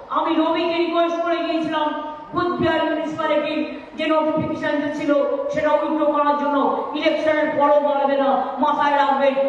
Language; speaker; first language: Bangla; native; Bangla